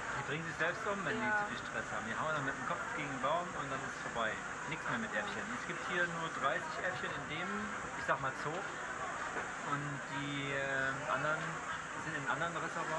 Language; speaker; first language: German; native; German